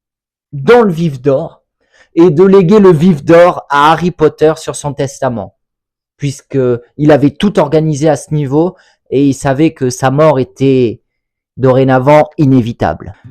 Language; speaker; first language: French; native; French